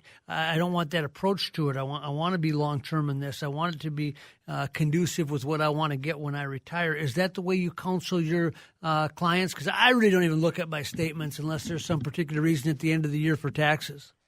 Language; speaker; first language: English; native; English